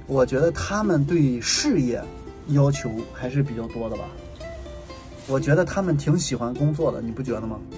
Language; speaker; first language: Chinese; native; Chinese